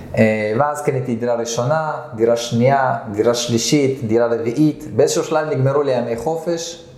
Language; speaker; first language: Hebrew; early bilingual, other home language; Russian